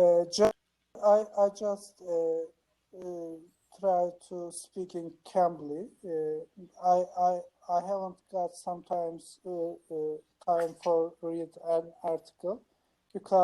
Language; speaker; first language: English; non-native, learner; Turkish